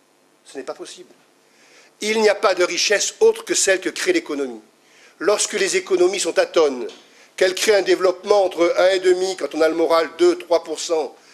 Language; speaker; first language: French; native; French